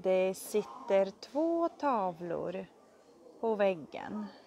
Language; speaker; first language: Swedish; non-native, fluent; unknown